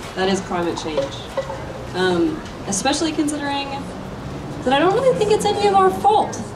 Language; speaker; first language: English; native; English